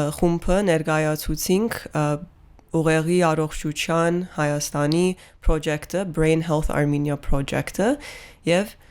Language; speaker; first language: Armenian; early bilingual, heritage; Armenian